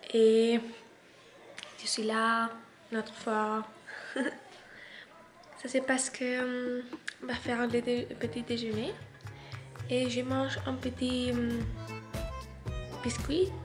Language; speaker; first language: French; non-native, learner; Spanish